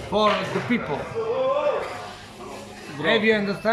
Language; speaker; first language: English; non-native, learner; Italian